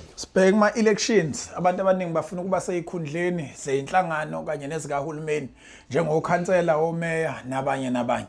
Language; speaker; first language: Zulu; native; Zulu